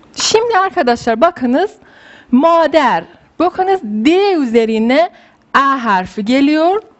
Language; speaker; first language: Turkish; non-native, fluent; Persian